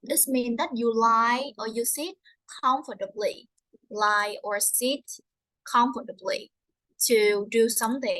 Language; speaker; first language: English; non-native, fluent; Vietnamese